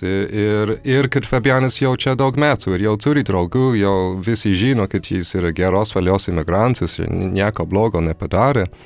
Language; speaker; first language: Lithuanian; non-native, fluent; English